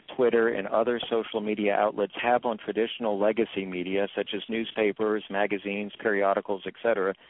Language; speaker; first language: English; native; English